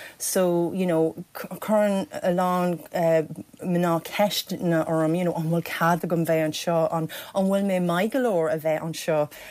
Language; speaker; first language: Irish; non-native, local second language; English